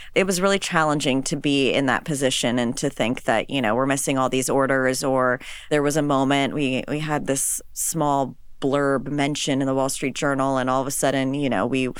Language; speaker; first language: English; native; English